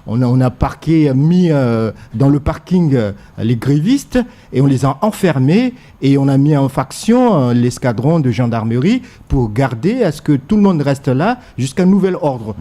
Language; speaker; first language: French; non-native, local second language; Comorian